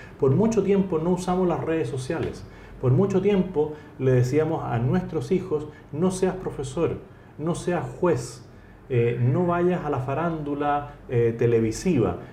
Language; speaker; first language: Spanish; native; Spanish